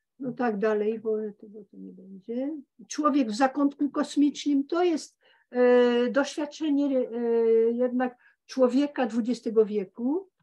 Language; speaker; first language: Polish; early bilingual, heritage; Polish